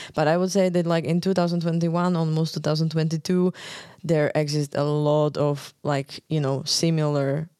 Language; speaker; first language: English; non-native, fluent; Slovak